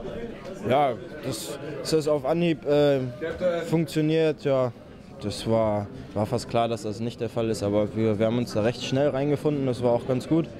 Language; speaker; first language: German; native; German